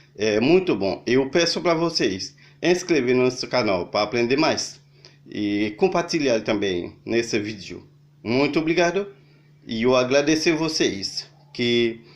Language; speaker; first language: Portuguese; non-native, learner; Haitian Creole